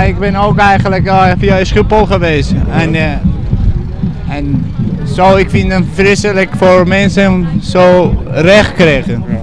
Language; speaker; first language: Dutch; non-native, learner; Persian